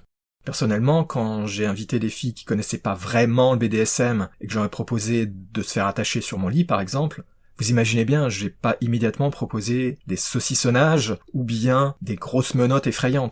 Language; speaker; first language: French; native; French